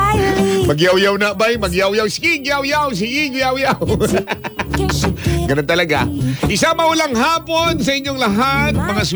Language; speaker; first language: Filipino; non-native, local second language; Cebuano